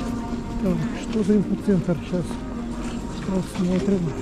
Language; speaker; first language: Russian; native; Russian